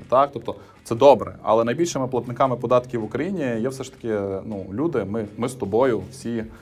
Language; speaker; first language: Ukrainian; native; Ukrainian